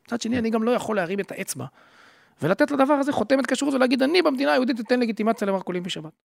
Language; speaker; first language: Hebrew; native; Hebrew